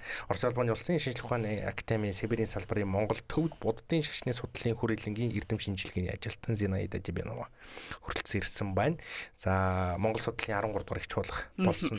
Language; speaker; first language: Mongolian; native; Mongolian